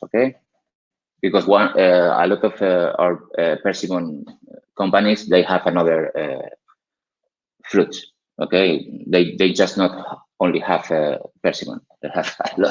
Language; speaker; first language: English; non-native, learner; Spanish